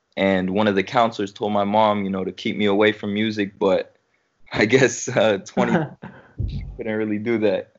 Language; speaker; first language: English; native; English